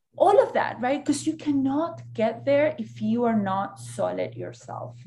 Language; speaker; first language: English; early bilingual, other home language; Spanish